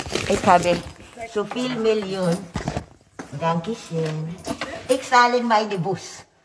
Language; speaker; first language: German; non-native, learner; Filipino